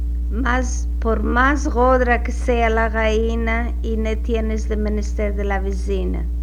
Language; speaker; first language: Spanish; early bilingual, heritage; Spanish